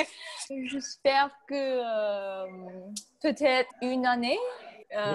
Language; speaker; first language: French; non-native, learner; English